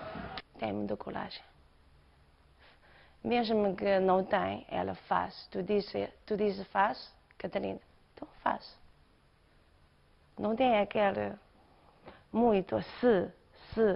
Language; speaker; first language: Portuguese; non-native, fluent; Chinese